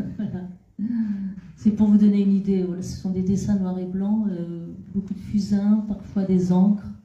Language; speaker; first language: French; native; French